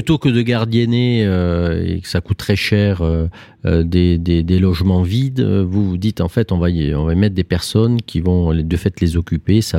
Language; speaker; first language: French; native; French